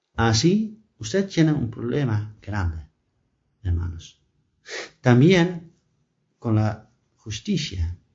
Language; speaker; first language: Spanish; non-native, learner; Dutch